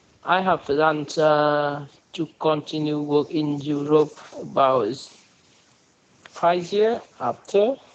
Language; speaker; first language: English; non-native, learner; Vietnamese